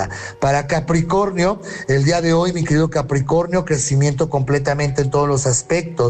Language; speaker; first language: Spanish; native; Spanish